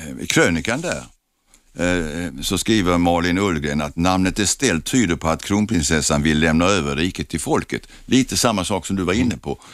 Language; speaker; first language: Swedish; native; Swedish